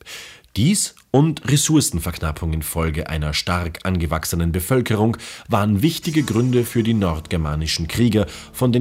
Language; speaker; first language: German; native; German